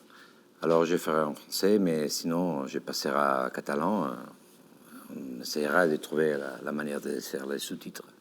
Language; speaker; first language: French; non-native, learner; Catalan